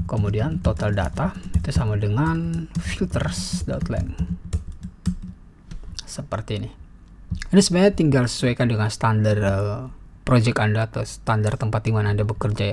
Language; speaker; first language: Indonesian; native; Indonesian